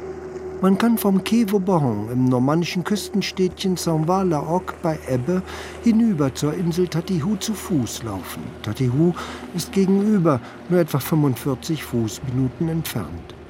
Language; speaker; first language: German; native; German